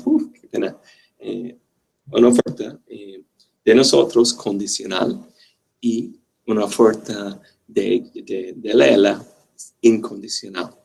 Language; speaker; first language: Spanish; non-native, fluent; English